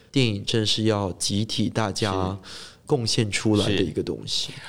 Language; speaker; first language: Chinese; non-native, local second language; English